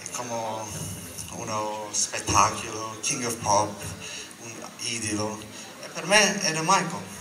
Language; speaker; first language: Italian; non-native, learner; English